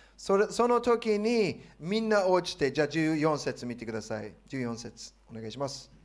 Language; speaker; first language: Japanese; non-native, fluent; English